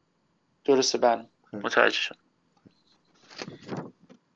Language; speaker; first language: Persian; native; Persian